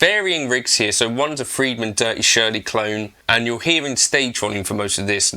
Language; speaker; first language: English; native; English